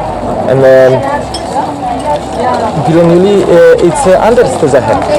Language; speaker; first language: Dutch; non-native, learner; Polish